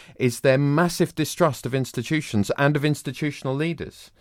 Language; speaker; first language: English; native; English